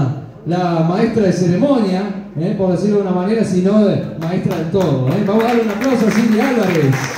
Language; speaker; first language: Spanish; native; Spanish